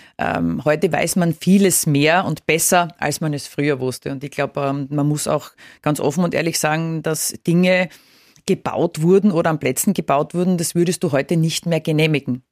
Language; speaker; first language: German; native; German